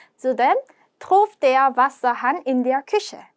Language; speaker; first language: German; non-native, fluent; Korean